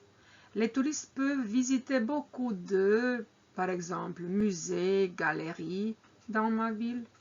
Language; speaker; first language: French; non-native, fluent; Croatian